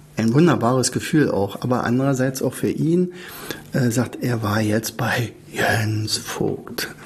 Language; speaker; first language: German; native; German